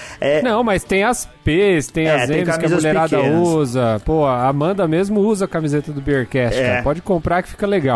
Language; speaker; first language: Portuguese; native; Portuguese